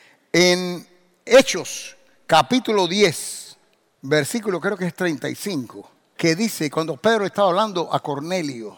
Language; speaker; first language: Spanish; native; Spanish